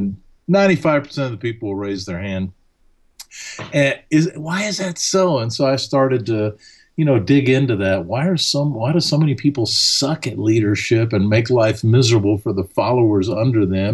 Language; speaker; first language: English; early bilingual, other home language; German